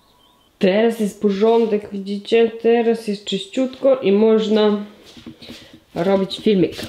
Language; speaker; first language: Polish; non-native, fluent; Russian